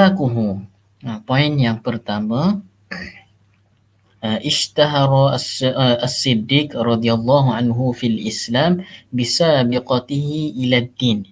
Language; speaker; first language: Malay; native; Malay